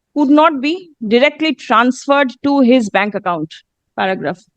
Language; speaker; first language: English; non-native, local second language; Bangla